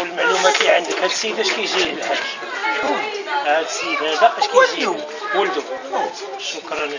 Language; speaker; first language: Arabic; native; Arabic